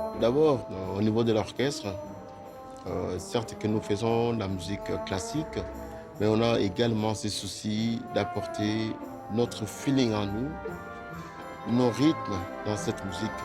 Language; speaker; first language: French; non-native, local second language; Lingala